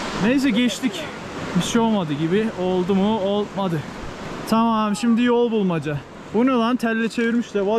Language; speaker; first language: Turkish; native; Turkish